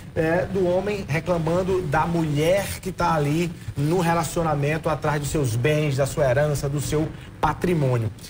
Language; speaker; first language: Portuguese; native; Portuguese